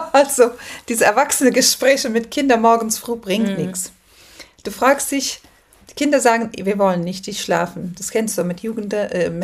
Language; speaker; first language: German; non-native, fluent; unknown